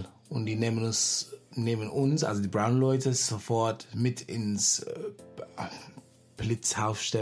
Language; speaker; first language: German; non-native, fluent; English